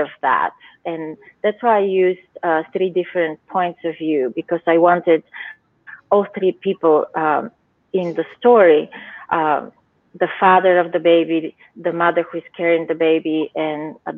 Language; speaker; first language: English; non-native, fluent; Bulgarian